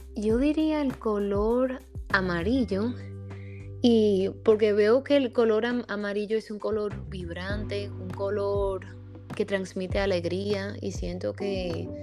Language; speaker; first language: Spanish; early bilingual, heritage; Spanish